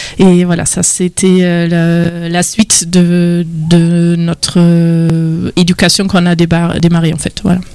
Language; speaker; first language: French; non-native, fluent; German